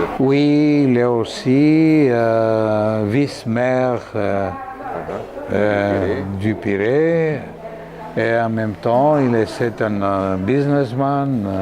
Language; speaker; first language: French; non-native, fluent; Greek